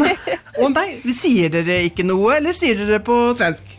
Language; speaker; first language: Swedish; non-native, learner; Norwegian